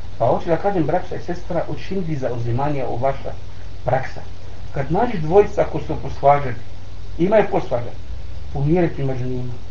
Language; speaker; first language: Bosnian; non-native, learner; Arabic